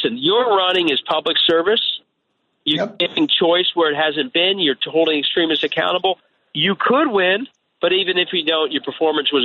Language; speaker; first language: English; native; English